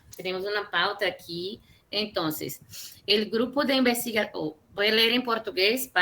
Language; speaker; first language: Spanish; non-native, fluent; Portuguese